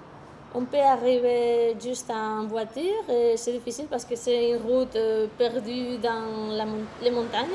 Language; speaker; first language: French; non-native, fluent; Spanish